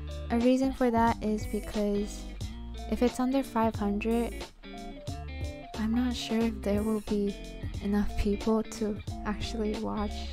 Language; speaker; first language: English; early bilingual, other home language; Japanese